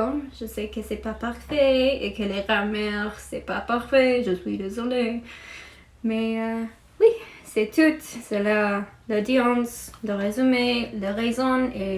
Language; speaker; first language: French; non-native, learner; English